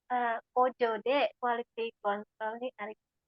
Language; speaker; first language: Japanese; non-native, learner; Indonesian